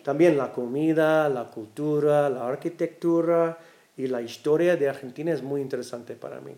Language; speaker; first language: Spanish; non-native, learner; English